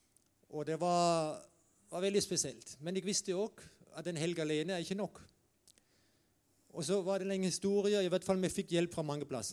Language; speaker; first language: Norwegian; non-native, fluent; German